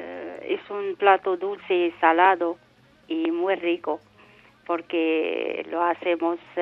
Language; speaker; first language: Spanish; non-native, learner; Arabic